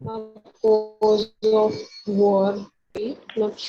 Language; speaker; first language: English; non-native, learner; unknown